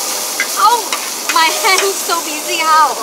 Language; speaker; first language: English; non-native, local second language; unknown